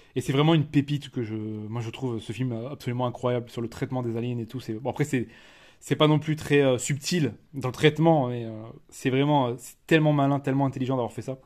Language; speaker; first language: French; native; French